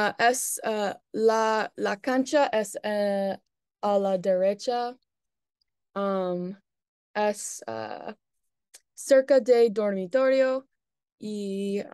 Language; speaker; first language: Spanish; non-native, learner; English